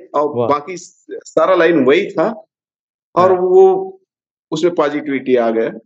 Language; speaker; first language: Hindi; native; Hindi